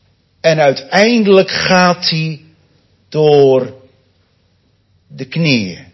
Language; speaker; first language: Dutch; native; Dutch